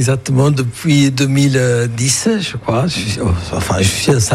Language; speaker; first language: French; non-native, fluent; Italian